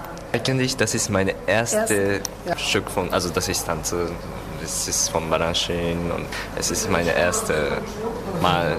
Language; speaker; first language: German; non-native, learner; Japanese